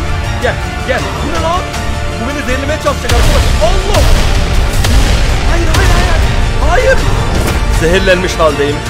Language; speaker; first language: Turkish; native; Turkish